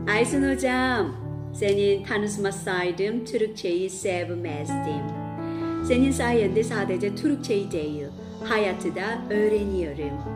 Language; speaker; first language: Turkish; non-native, learner; Korean